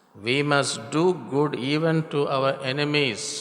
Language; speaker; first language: English; non-native, local second language; Tamil